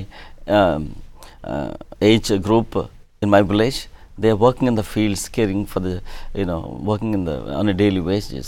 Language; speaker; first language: English; non-native, local second language; Telugu